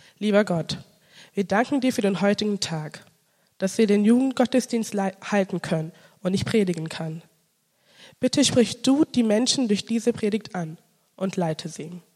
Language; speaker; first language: German; early bilingual, other home language; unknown